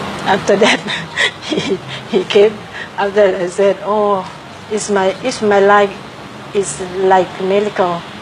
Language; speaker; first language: English; non-native, learner; Thai